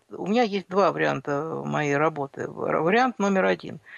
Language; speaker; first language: Russian; native; Russian